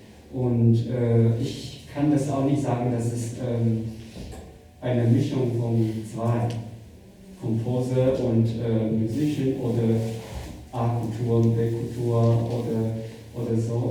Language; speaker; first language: German; non-native, fluent; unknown